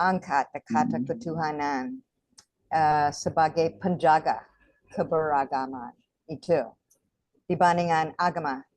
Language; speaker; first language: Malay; non-native, fluent; English